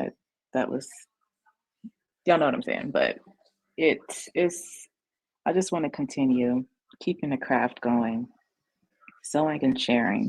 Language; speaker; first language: English; native; English